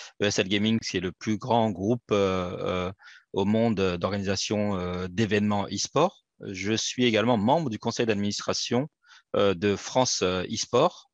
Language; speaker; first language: French; native; French